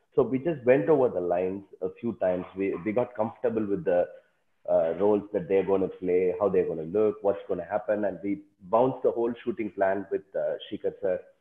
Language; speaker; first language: English; non-native, local second language; Tamil